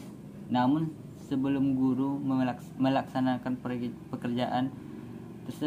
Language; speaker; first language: Indonesian; native; Indonesian